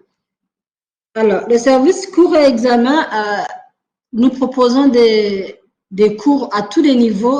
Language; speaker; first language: French; non-native, local second language; Rundi